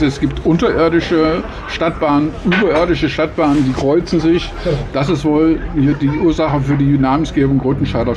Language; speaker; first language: German; native; German